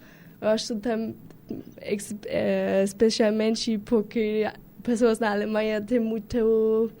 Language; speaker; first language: Portuguese; non-native, learner; German